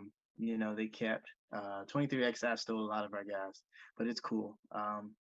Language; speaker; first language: English; native; English